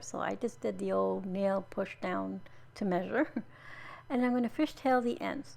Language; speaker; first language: English; native; English